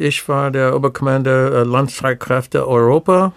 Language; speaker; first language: German; non-native, learner; English